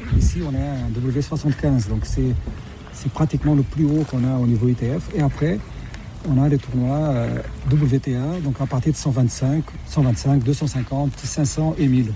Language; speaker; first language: French; non-native, fluent; Portuguese